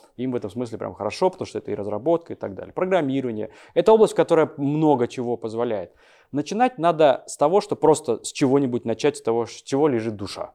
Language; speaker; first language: Russian; native; Russian